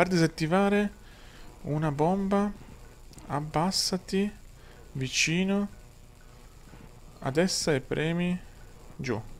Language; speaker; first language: Italian; native; Italian